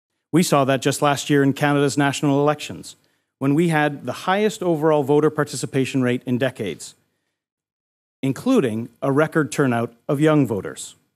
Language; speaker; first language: English; native; English